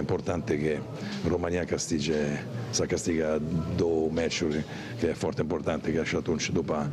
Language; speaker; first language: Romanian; non-native, fluent; Italian